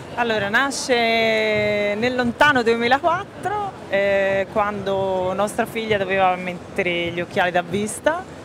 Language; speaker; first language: Italian; native; Italian